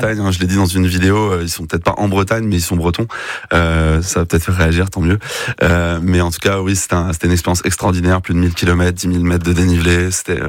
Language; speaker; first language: French; native; French